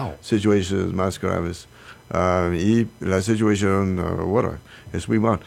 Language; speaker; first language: Spanish; non-native, learner; English